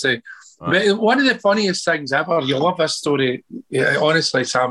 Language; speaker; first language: English; native; English